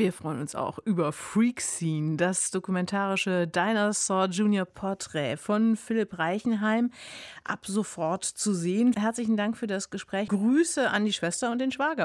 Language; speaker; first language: German; native; German